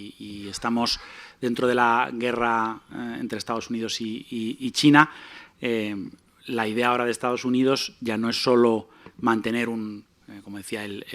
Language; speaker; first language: Spanish; native; Spanish